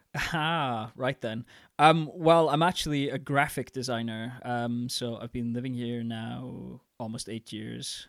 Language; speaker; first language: English; native; English